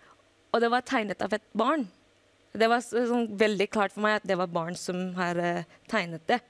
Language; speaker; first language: Norwegian; non-native, fluent; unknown